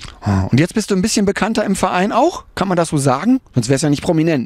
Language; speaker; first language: German; native; German